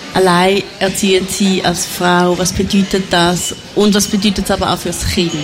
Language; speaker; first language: German; native; German